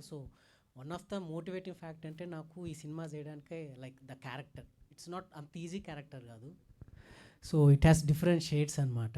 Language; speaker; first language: Telugu; native; Telugu